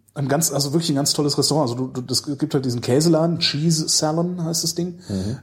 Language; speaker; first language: German; native; German